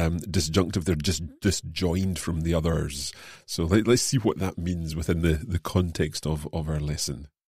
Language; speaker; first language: English; native; English